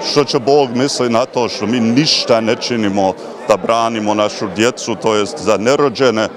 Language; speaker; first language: Croatian; early bilingual, heritage; Croatian